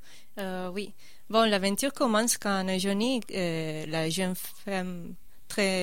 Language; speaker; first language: French; non-native, fluent; Spanish